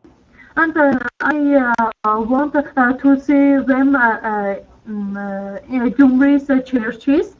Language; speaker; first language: English; non-native, learner; Armenian